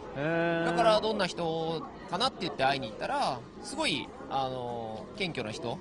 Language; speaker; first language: Japanese; native; Japanese